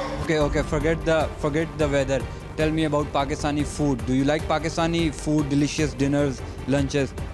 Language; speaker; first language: English; non-native, local second language; Hindi